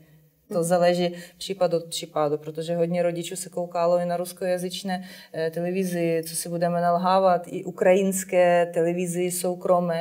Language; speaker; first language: Czech; non-native, fluent; Ukrainian